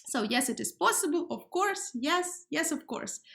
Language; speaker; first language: English; non-native, fluent; Ukrainian